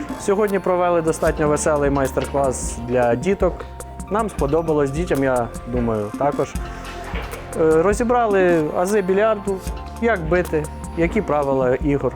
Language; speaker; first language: Ukrainian; native; Ukrainian